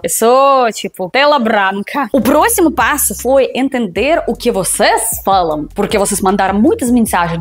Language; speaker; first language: Portuguese; non-native, fluent; Russian